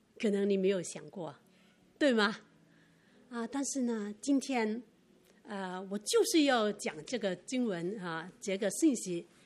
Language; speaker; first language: Chinese; non-native, local second language; Cantonese